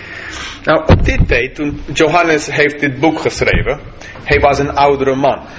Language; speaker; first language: Dutch; non-native, fluent; English